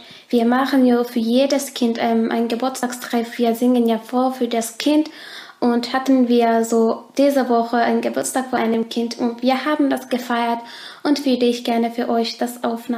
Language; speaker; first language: German; non-native, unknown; Turkish